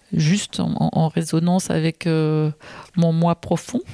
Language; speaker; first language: French; native; French